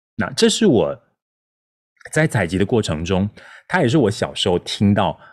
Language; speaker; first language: Chinese; non-native, local second language; Min Nan Chinese